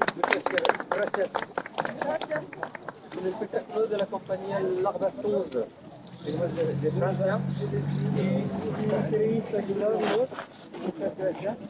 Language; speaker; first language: Spanish; non-native, learner; French